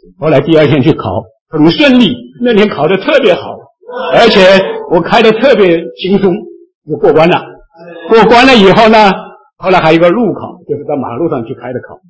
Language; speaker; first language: Chinese; native; Chinese